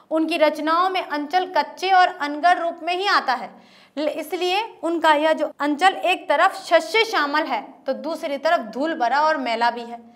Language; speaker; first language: Hindi; native; Hindi